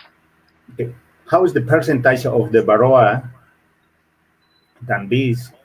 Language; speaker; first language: English; non-native, learner; Spanish